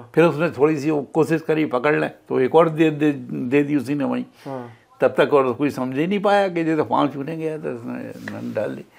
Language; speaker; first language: Hindi; native; Hindi